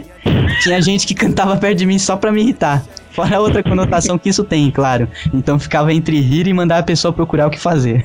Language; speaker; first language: Portuguese; native; Portuguese